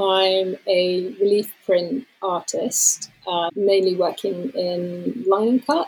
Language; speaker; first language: English; native; English